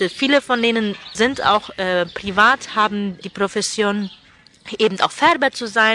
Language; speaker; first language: German; non-native, local second language; Plautdietsch